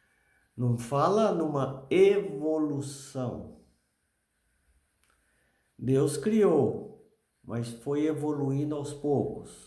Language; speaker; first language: Portuguese; native; Portuguese